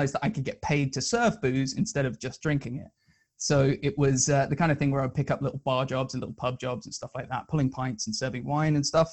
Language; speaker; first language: English; native; English